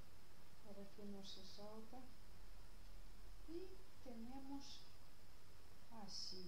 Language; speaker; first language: Spanish; non-native, learner; Russian